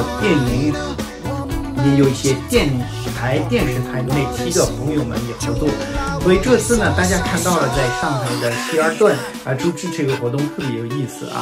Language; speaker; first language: Chinese; non-native, fluent; French